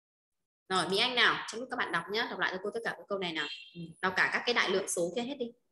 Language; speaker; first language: Vietnamese; native; Vietnamese